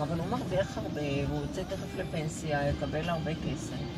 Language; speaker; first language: Hebrew; native; Hebrew